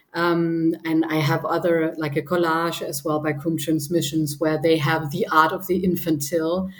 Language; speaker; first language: English; non-native, fluent; Danish